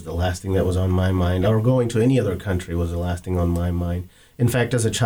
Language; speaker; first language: English; non-native, local second language; Kannada